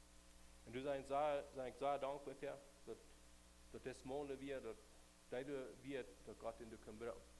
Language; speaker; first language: German; non-native, learner; Plautdietsch